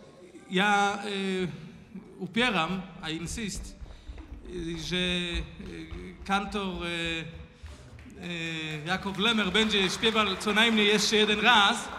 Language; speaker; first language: Polish; non-native, fluent; Hebrew